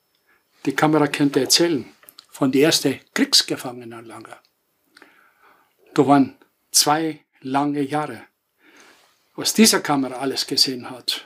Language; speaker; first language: German; non-native, fluent; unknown